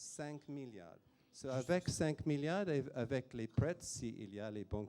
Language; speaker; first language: French; non-native, fluent; English